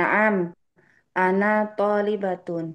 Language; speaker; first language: Arabic; non-native, learner; Indonesian